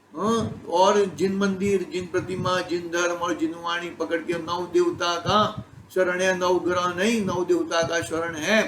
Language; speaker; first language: Hindi; non-native, local second language; Gujarati